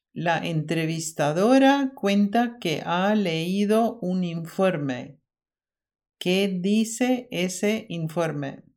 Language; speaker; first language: Spanish; non-native, fluent; Norwegian